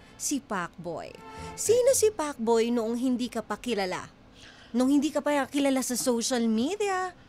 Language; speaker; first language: Filipino; native; Filipino